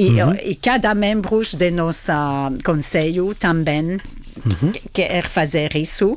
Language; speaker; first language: Portuguese; non-native, fluent; French